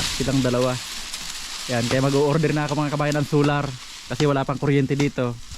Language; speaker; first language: Filipino; non-native, local second language; Bikol